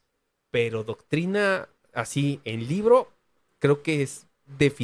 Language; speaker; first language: Spanish; native; Spanish